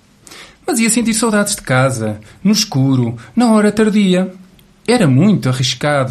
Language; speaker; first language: Portuguese; native; Portuguese